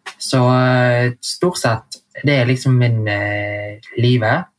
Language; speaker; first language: Norwegian; early bilingual, heritage; Vietnamese